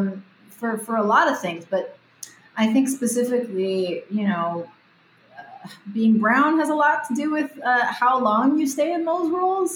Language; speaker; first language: English; early bilingual, other home language; Spanish